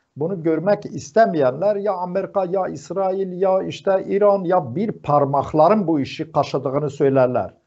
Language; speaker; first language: Turkish; non-native, local second language; Zaza